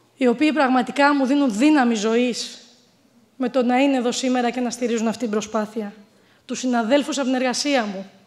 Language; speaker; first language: Greek; native; Greek